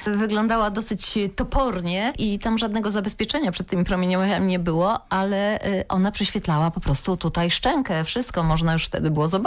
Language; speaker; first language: Polish; native; Polish